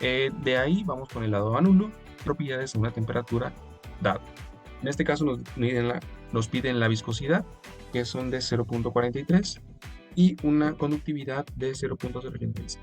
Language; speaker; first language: Spanish; native; Spanish